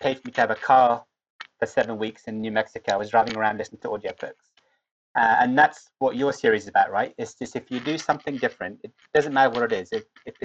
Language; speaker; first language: English; native; English